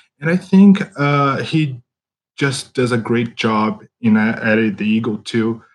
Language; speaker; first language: English; non-native, fluent; Portuguese